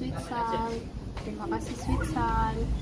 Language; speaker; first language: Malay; non-native, learner; Filipino